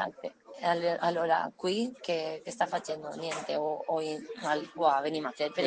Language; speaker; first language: Italian; non-native, learner; Spanish